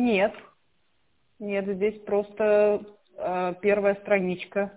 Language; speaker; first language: Russian; native; Russian